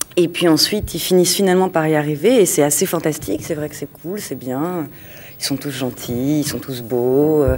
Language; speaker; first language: French; native; French